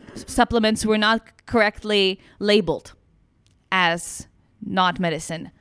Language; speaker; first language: English; non-native, fluent; Czech